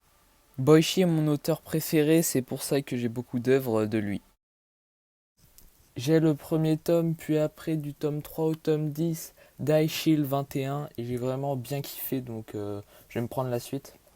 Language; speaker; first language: French; native; French